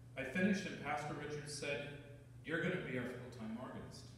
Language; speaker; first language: English; native; English